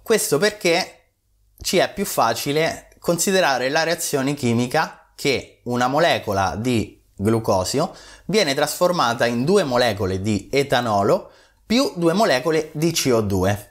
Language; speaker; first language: Italian; native; Italian